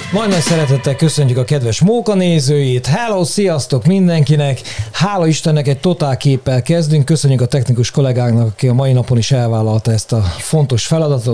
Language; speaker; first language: Hungarian; native; Hungarian